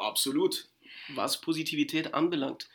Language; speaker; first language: German; native; German